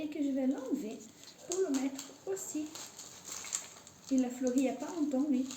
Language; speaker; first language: French; native; French